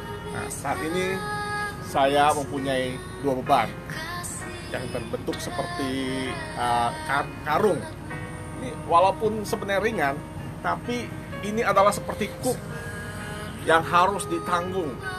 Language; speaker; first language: Indonesian; native; Indonesian